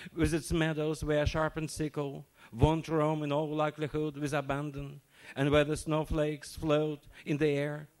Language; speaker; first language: English; non-native, fluent; Russian